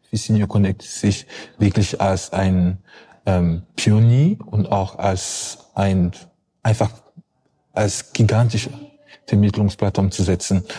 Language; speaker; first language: German; non-native, fluent; French